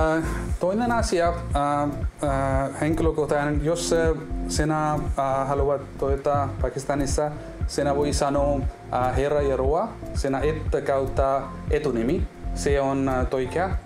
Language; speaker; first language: Finnish; non-native, learner; Urdu